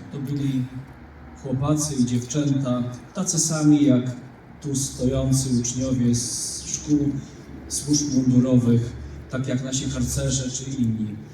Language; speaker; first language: Polish; native; Polish